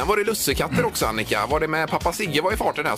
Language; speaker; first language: Swedish; native; Swedish